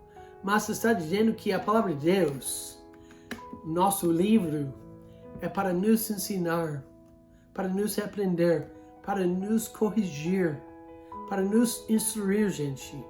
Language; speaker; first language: Portuguese; non-native, fluent; English